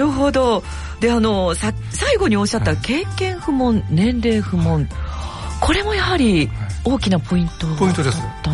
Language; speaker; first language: Japanese; native; Japanese